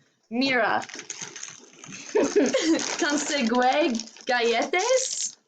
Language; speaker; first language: Spanish; non-native, learner; English